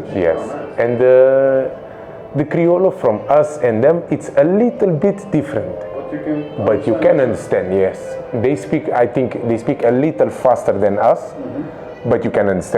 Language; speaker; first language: English; non-native, local second language; Kabuverdianu